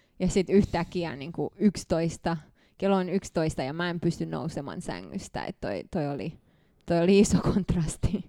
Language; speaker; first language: Finnish; non-native, fluent; Romanian